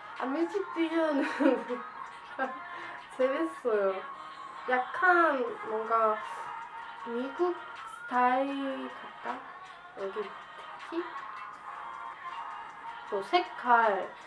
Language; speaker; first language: Korean; non-native, fluent; Ukrainian